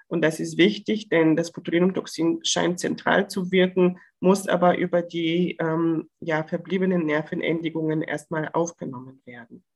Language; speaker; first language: German; non-native, fluent; Bulgarian